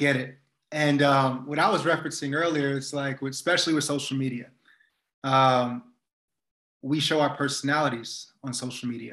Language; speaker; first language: English; native; English